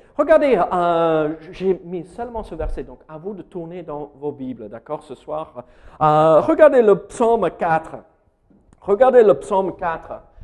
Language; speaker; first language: French; non-native, fluent; English